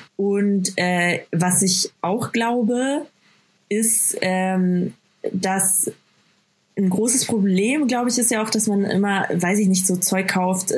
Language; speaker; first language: German; native; German